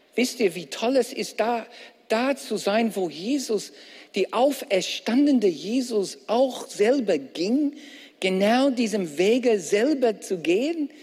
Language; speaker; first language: German; non-native, fluent; English